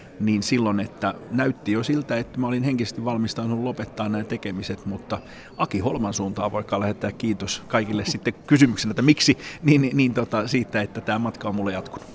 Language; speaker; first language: Finnish; native; Finnish